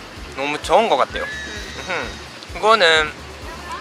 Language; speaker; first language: Korean; non-native, fluent; Japanese